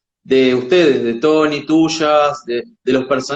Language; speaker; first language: Spanish; native; Spanish